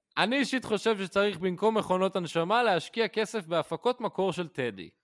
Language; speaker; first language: Hebrew; native; Hebrew